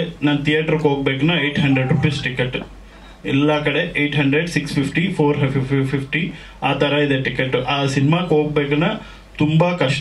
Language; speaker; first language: Kannada; non-native, local second language; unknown